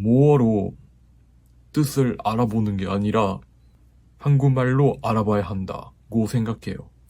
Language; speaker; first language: Korean; non-native, fluent; Japanese